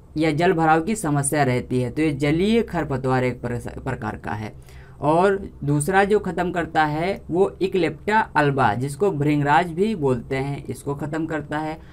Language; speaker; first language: Hindi; native; Hindi